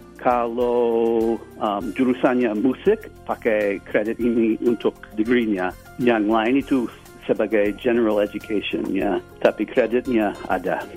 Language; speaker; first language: Indonesian; non-native, fluent; English